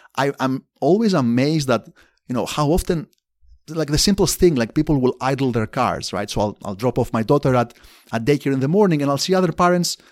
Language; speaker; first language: English; non-native, fluent; Greek